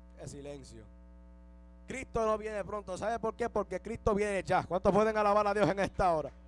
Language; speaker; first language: Spanish; early bilingual, heritage; Spanish